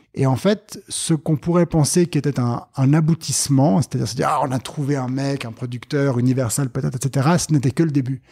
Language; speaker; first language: French; native; French